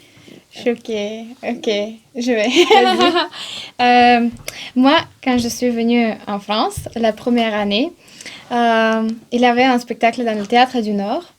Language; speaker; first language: French; non-native, fluent; Bulgarian